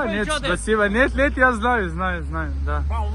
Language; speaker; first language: Russian; non-native, learner; Arabic